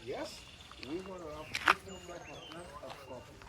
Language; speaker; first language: English; non-native, local second language; Spanish